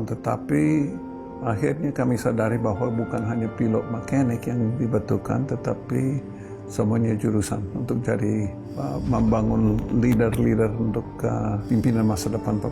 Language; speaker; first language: Indonesian; non-native, fluent; English